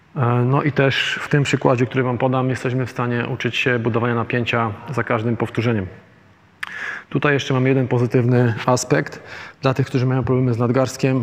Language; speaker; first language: Polish; native; Polish